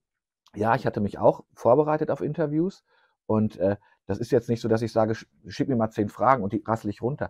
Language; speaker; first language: German; native; German